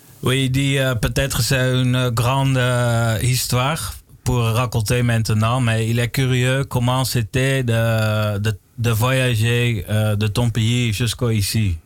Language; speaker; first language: French; non-native, learner; Dutch